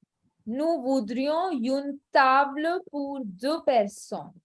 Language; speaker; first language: French; non-native, fluent; Hindi